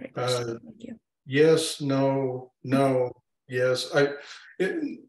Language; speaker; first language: English; native; English